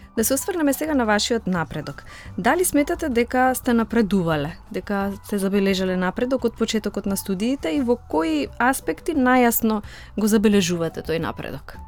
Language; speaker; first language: Macedonian; native; Macedonian